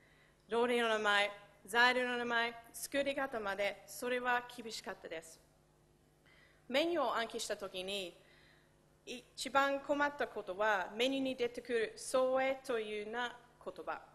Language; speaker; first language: Japanese; non-native, fluent; English